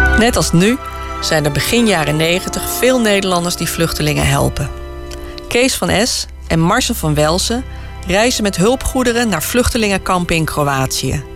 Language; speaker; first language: Dutch; native; Dutch